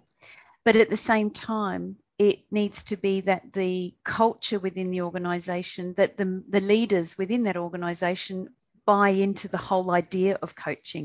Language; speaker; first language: English; native; English